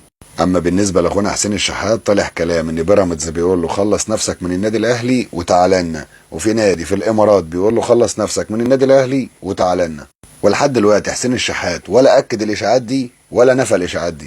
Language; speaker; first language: Arabic; native; Arabic